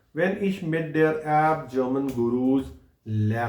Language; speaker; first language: German; non-native, fluent; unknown